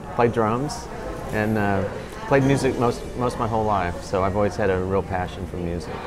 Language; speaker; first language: English; native; English